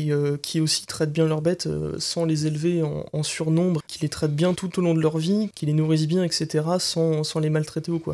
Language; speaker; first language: French; native; French